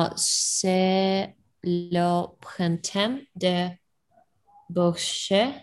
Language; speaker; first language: French; non-native, learner; English